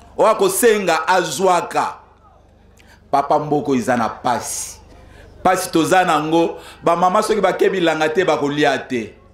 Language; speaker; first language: Lingala; non-native, local second language; Kongo